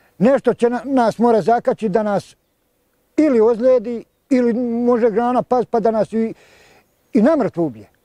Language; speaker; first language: Bosnian; native; Bosnian